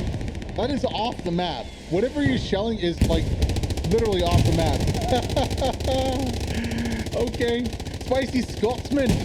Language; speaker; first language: English; native; English